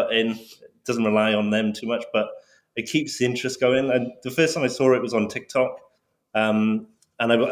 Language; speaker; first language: English; native; English